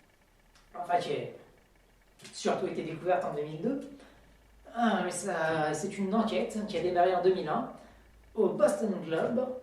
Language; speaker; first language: French; native; French